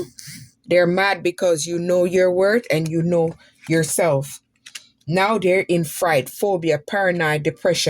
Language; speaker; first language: English; native; English